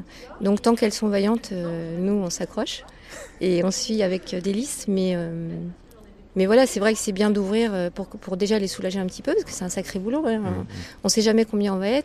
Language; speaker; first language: French; native; French